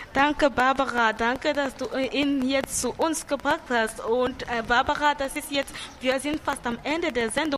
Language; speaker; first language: German; non-native, fluent; French